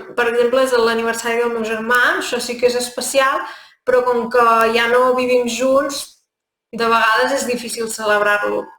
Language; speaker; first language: Catalan; native; Catalan